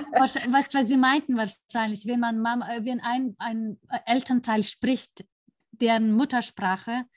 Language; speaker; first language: German; non-native, fluent; Lithuanian